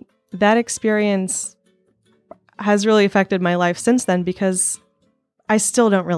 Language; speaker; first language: English; native; English